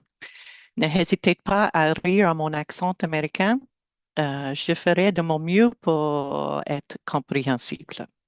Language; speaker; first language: French; non-native, learner; English